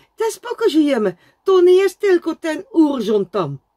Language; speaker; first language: Polish; non-native, learner; Dutch